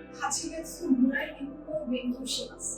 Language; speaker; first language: Japanese; non-native, learner; Bangla